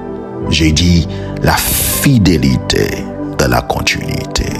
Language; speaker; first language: French; non-native, local second language; Haitian Creole